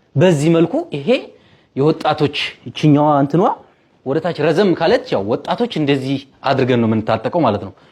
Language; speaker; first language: Amharic; native; Amharic